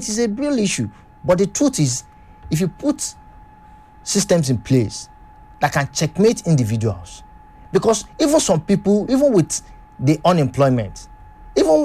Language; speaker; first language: English; non-native, local second language; Yoruba